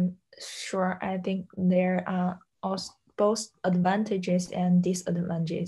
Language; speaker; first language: English; non-native, learner; Chinese